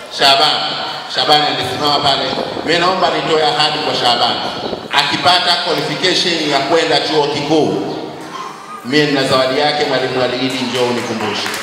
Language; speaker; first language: Swahili; native; Swahili